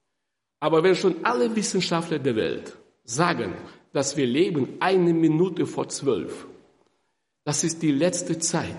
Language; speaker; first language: German; non-native, fluent; Russian